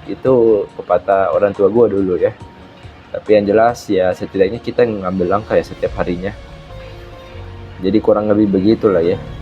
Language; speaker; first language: Indonesian; native; Indonesian